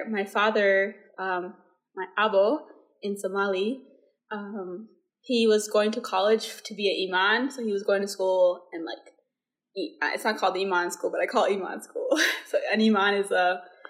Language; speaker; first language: English; early bilingual, other home language; Somali